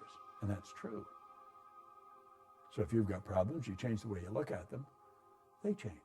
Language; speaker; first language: English; native; English